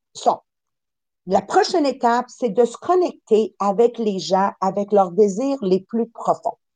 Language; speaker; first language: French; native; French